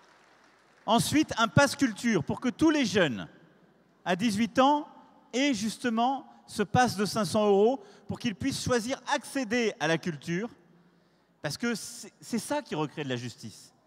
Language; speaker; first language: French; native; French